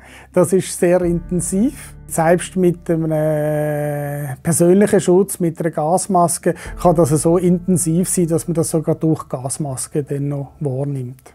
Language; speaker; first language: German; native; German